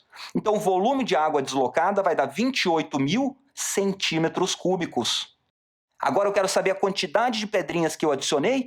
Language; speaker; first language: Portuguese; native; Portuguese